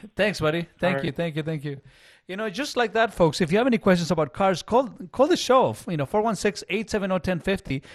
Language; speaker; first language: English; non-native, fluent; Spanish